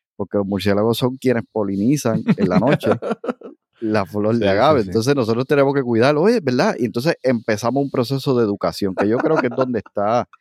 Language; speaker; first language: Spanish; native; Spanish